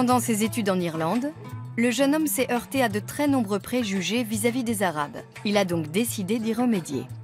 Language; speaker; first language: French; native; French